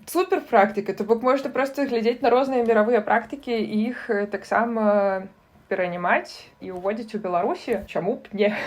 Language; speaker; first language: Belarusian; non-native, local second language; Russian